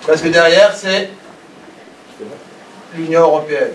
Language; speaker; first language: French; non-native, fluent; Persian